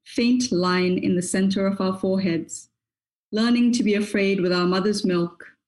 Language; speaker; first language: English; native; English